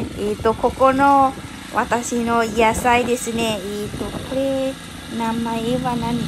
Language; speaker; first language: Japanese; non-native, learner; Lao